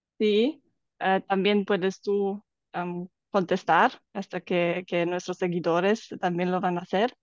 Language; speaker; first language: Spanish; non-native, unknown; Romanian